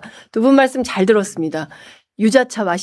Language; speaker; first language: Korean; native; Korean